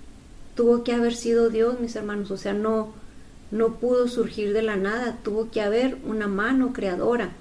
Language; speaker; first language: Spanish; native; Spanish